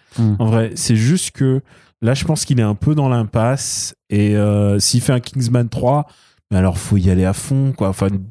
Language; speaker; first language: French; early bilingual, other home language; Russian